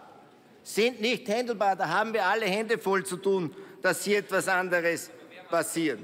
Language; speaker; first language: German; native; German